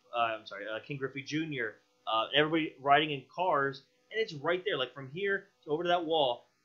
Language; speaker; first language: English; native; English